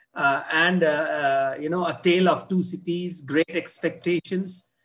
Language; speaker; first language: English; non-native, local second language; Hindi